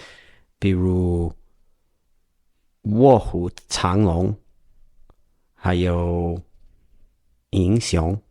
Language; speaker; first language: Chinese; non-native, learner; English